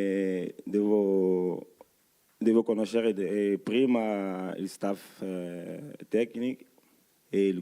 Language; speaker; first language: Italian; non-native, learner; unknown